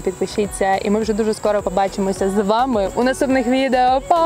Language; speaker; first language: Ukrainian; native; Ukrainian